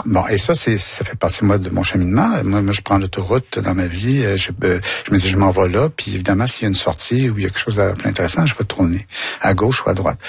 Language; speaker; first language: French; native; French